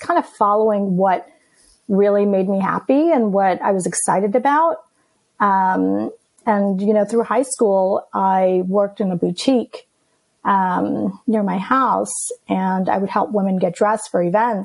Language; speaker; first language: English; early bilingual, other home language; Greek